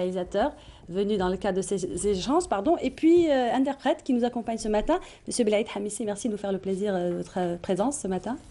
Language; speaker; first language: French; native; French